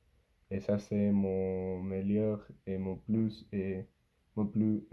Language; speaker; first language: French; non-native, learner; Spanish